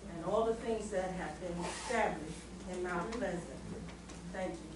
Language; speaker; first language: English; native; English